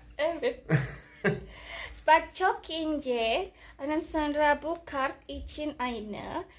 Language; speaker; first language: Turkish; non-native, learner; Indonesian